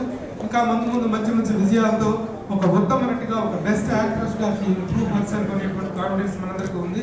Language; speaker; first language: Telugu; native; Telugu